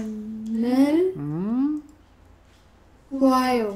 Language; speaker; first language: Korean; non-native, learner; Indonesian